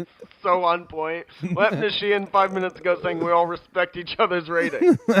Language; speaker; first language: English; native; English